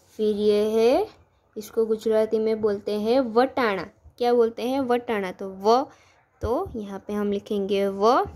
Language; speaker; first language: Hindi; non-native, local second language; Gujarati